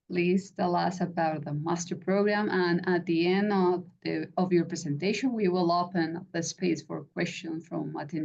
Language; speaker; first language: English; non-native, fluent; Spanish